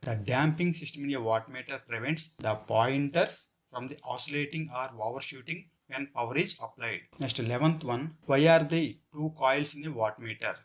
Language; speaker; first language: English; non-native, local second language; Telugu